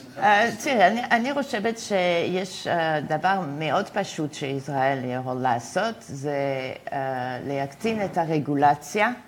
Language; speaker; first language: Hebrew; non-native, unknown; French